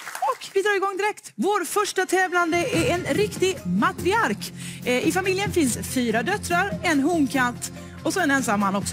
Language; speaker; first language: Swedish; native; Swedish